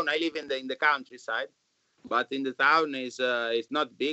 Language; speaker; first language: English; non-native, learner; Italian